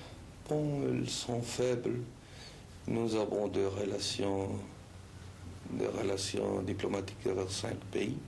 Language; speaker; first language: French; non-native, fluent; Spanish